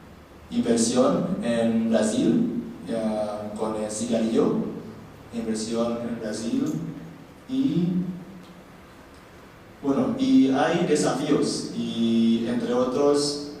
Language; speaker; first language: Spanish; non-native, learner; Indonesian